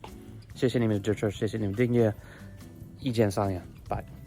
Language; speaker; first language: Chinese; non-native, learner; English